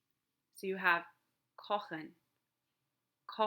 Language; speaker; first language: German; non-native, fluent; English